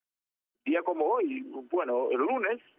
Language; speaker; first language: Spanish; non-native, fluent; Georgian